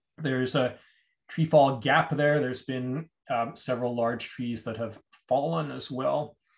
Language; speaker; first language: English; native; English